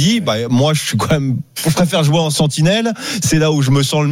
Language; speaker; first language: French; native; French